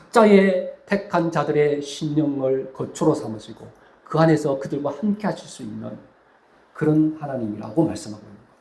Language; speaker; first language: Korean; native; Korean